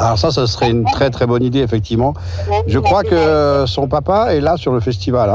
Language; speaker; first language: French; native; French